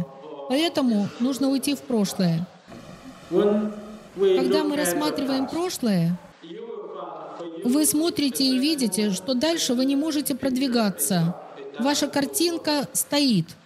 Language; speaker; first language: Russian; native; Russian